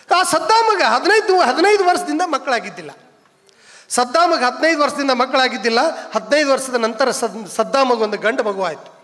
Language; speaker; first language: Kannada; native; Kannada